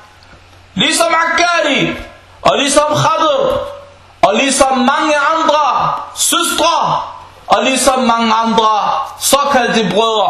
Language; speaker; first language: Danish; non-native, fluent; Arabic